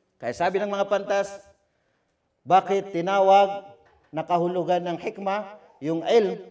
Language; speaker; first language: Filipino; non-native, local second language; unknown